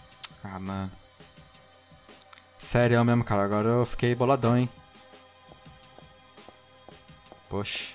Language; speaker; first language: Portuguese; native; Portuguese